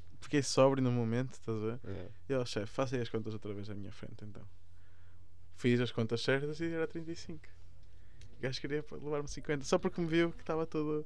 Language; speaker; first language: Portuguese; early bilingual, other home language; Spanish